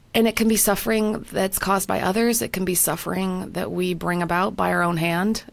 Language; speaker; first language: English; native; English